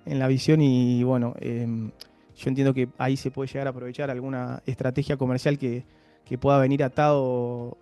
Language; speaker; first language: Spanish; native; Spanish